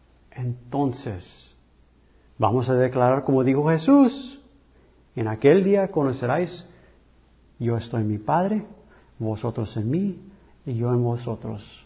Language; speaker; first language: Spanish; early bilingual, heritage; English